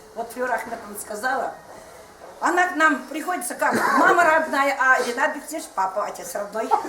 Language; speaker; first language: Russian; non-native, local second language; Udmurt